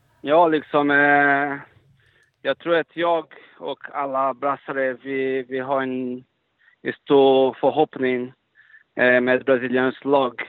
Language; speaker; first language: Swedish; non-native, fluent; Portuguese